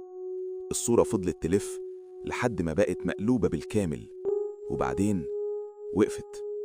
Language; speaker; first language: Arabic; native; Arabic